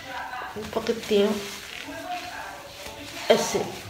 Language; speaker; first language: Italian; native; Italian